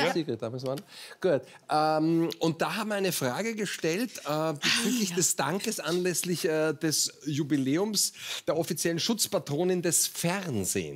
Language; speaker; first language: German; native; German